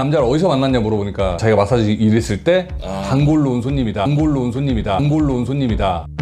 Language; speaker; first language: Korean; native; Korean